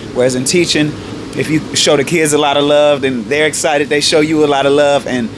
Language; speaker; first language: English; native; English